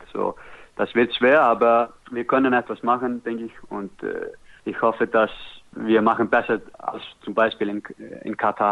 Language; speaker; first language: German; non-native, learner; Icelandic